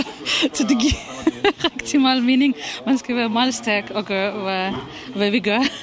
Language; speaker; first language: Danish; non-native, fluent; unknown